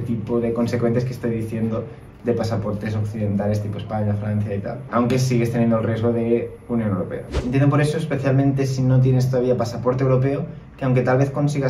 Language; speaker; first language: Spanish; native; Spanish